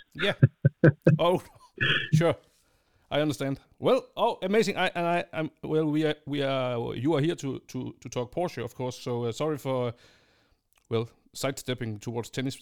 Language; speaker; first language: English; non-native, fluent; Danish